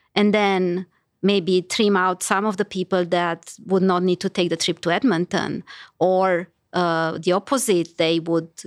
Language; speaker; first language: English; non-native, fluent; Romanian